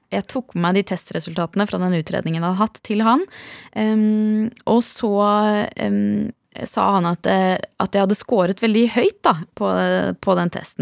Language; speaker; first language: Norwegian; native; Norwegian